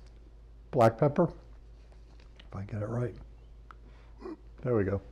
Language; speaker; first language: English; native; English